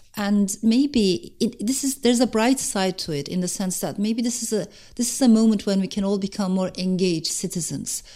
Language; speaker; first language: English; non-native, fluent; Turkish